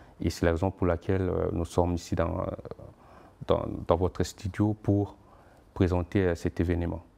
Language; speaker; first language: French; non-native, local second language; Lingala